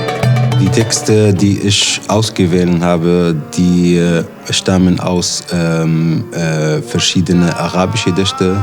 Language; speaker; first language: German; non-native, learner; Arabic